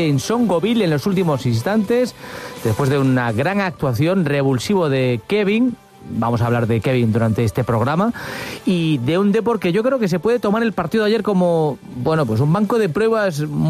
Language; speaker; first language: Spanish; native; Spanish